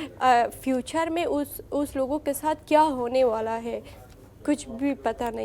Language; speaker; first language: Hindi; non-native, learner; Persian